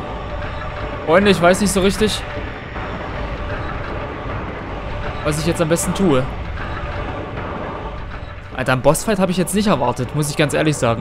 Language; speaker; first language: German; native; German